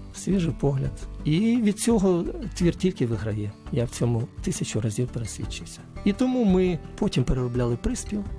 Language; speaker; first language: Ukrainian; native; Ukrainian